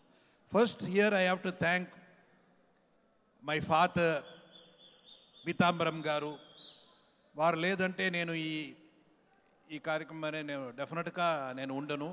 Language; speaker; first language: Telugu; non-native, learner; Tamil